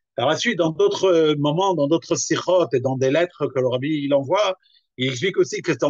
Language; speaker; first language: French; native; French